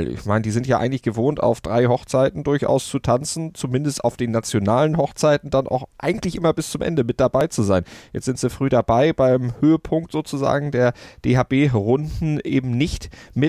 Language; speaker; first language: German; native; German